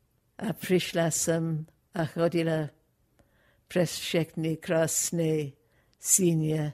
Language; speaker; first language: Czech; non-native, fluent; English